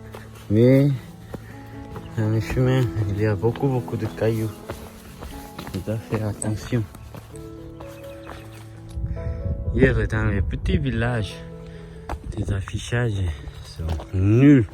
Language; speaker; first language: French; non-native, learner; Korean